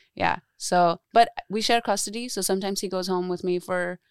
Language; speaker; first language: English; early bilingual, other home language; Nepali